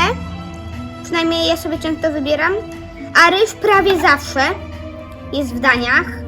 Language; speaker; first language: Polish; early bilingual, heritage; Polish